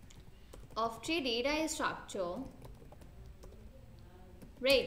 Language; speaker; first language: English; non-native, local second language; Hindi